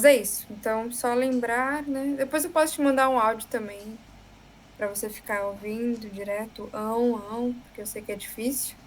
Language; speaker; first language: Portuguese; native; Portuguese